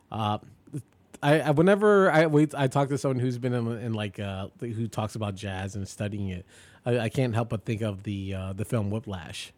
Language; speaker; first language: English; native; English